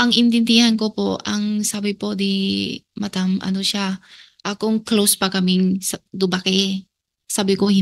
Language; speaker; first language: Filipino; non-native, learner; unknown